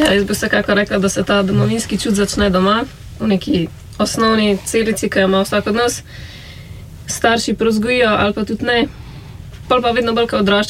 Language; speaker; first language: Slovenian; native; Slovenian